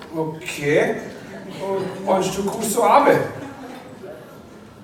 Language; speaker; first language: German; native; German